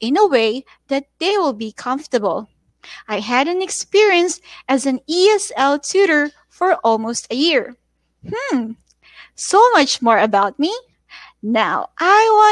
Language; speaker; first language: English; non-native, local second language; Cebuano